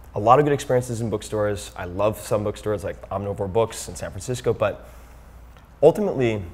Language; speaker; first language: English; native; English